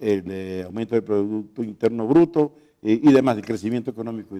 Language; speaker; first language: Spanish; native; Spanish